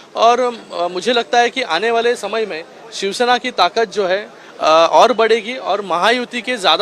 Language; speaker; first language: Hindi; non-native, local second language; Marathi